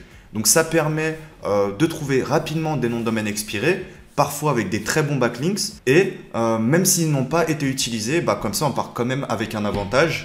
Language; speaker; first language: French; native; French